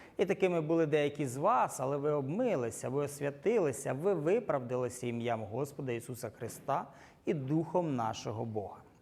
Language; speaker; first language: Ukrainian; non-native, local second language; Russian